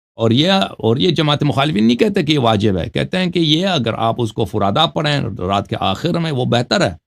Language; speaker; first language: Urdu; non-native, fluent; Persian